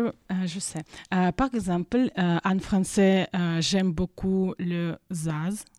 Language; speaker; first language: French; non-native, learner; Russian